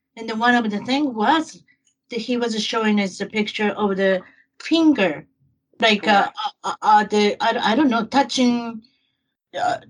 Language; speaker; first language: English; non-native, learner; Japanese